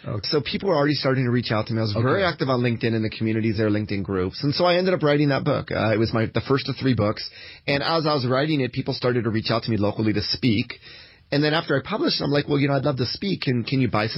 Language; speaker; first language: English; native; English